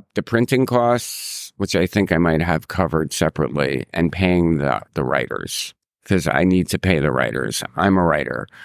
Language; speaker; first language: English; native; English